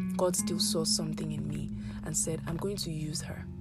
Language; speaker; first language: English; non-native, local second language; Yoruba